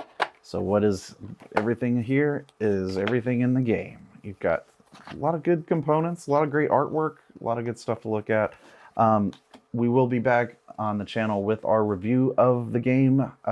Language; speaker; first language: English; native; English